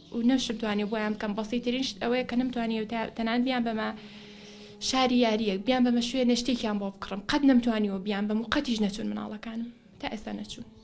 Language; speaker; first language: Central Kurdish; native; Central Kurdish